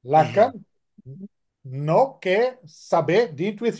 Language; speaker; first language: Portuguese; non-native, fluent; French